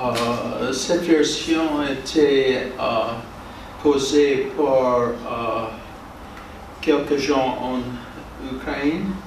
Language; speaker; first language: French; non-native, learner; English